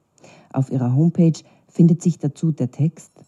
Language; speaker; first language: German; native; German